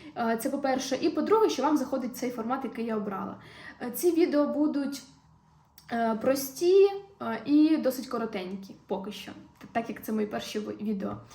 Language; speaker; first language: Ukrainian; non-native, local second language; Russian